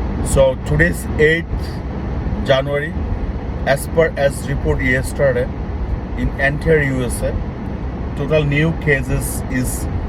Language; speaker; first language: English; non-native, local second language; Bangla